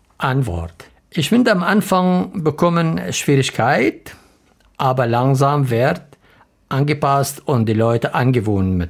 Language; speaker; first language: German; non-native, learner; Arabic